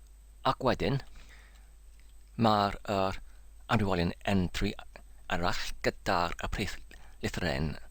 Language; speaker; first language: Welsh; non-native, learner; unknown